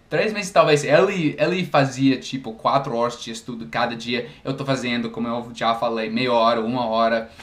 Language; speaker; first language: Portuguese; non-native, fluent; English